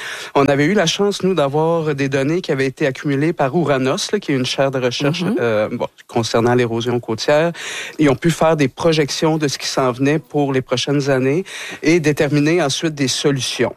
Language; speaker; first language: French; native; French